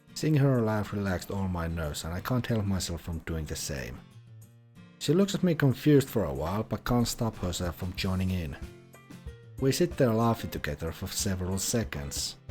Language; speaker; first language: English; non-native, fluent; Finnish